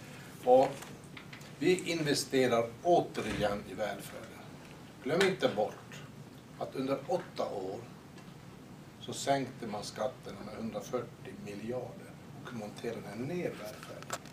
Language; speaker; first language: Swedish; native; Swedish